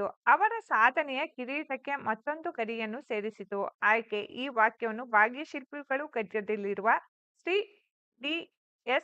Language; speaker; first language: Kannada; native; Kannada